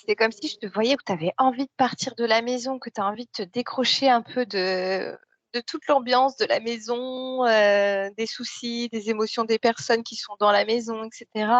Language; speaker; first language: French; native; French